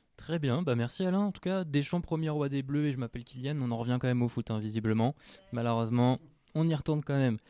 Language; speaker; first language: French; native; French